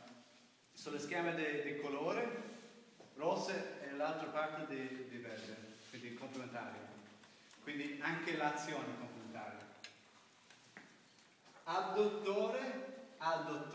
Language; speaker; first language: Italian; non-native, learner; English